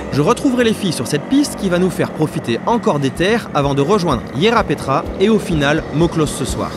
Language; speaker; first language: French; native; French